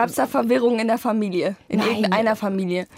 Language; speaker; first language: German; native; German